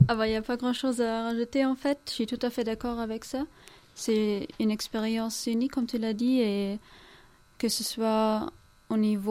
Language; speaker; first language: French; non-native, fluent; German